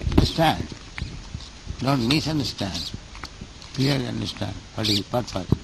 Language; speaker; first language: English; non-native, local second language; Bangla